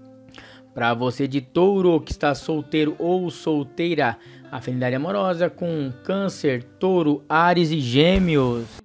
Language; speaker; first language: Portuguese; native; Portuguese